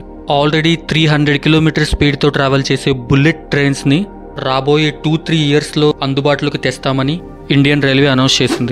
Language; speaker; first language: Telugu; native; Telugu